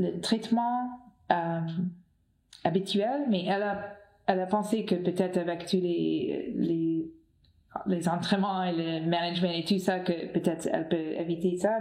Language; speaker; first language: French; non-native, learner; English